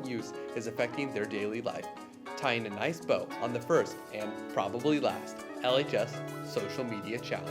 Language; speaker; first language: English; native; English